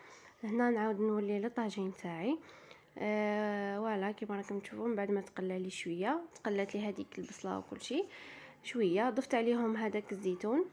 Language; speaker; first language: Arabic; native; Arabic